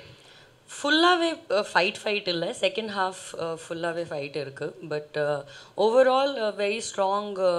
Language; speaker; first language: Tamil; non-native, fluent; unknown